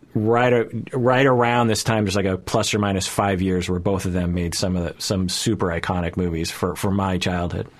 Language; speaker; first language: English; native; English